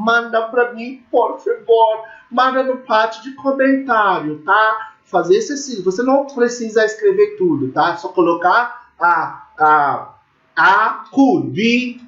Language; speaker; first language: Portuguese; non-native, learner; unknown